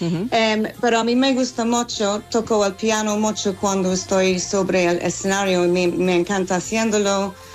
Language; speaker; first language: Spanish; non-native, fluent; English